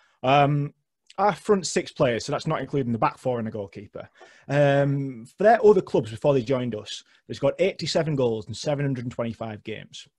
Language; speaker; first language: English; native; English